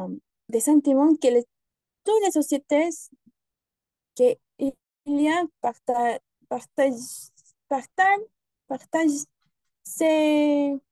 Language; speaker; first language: French; non-native, learner; Spanish